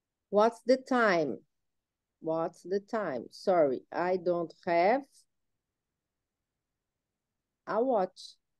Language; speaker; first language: English; non-native, learner; Portuguese